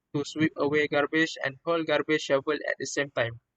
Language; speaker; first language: English; non-native, local second language; Malay